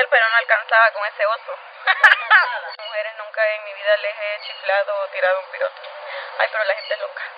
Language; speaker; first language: Spanish; native; Spanish